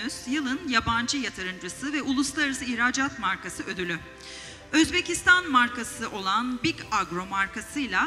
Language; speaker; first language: Turkish; native; Turkish